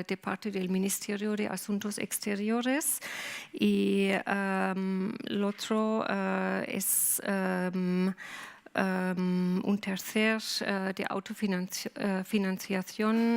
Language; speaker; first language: Spanish; non-native, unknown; German